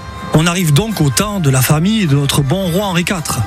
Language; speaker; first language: French; native; French